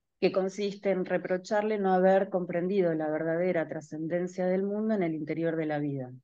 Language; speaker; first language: Spanish; native; Spanish